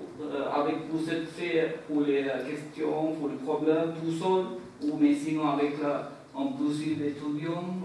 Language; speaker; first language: French; non-native, learner; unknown